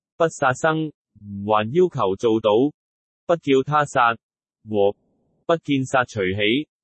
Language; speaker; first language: Chinese; non-native, local second language; Cantonese